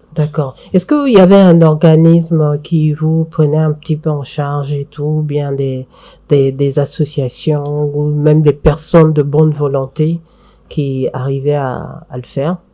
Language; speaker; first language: French; non-native, local second language; Bambara